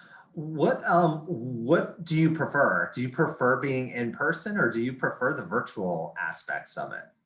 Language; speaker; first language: English; native; English